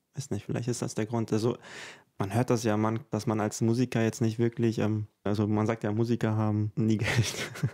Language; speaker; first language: German; early bilingual, other home language; Ukrainian